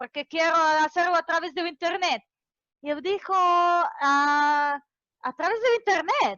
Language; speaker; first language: Spanish; non-native, fluent; Serbian